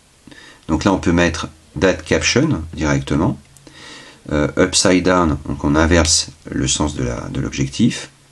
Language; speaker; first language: French; native; French